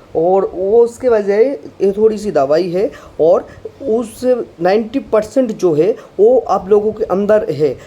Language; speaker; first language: Hindi; non-native, local second language; Bangla